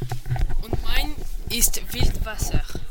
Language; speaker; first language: German; non-native, learner; French